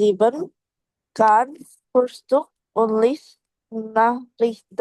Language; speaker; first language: German; non-native, learner; Indonesian